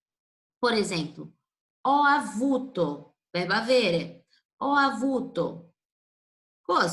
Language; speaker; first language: Italian; non-native, fluent; Portuguese